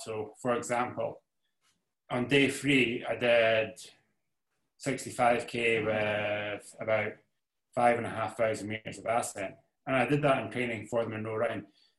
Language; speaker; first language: English; native; English